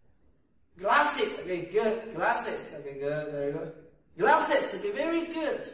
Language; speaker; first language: English; non-native, learner; Vietnamese